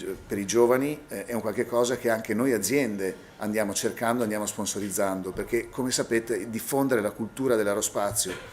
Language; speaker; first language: Italian; native; Italian